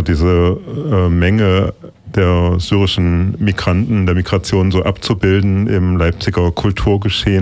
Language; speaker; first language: German; native; German